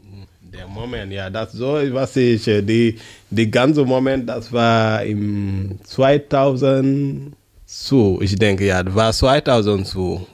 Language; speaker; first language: German; non-native, learner; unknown